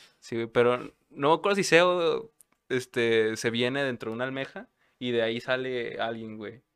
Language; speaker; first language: Spanish; native; Spanish